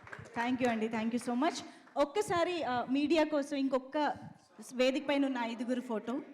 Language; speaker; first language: Telugu; native; Telugu